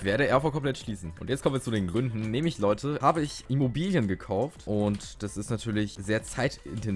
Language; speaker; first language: German; native; German